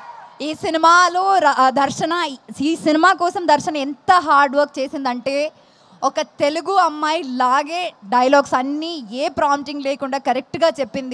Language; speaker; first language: Telugu; non-native, fluent; Malayalam